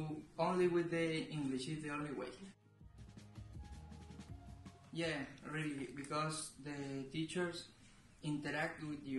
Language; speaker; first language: English; non-native, learner; Spanish